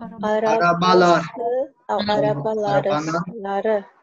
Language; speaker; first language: Turkish; non-native, learner; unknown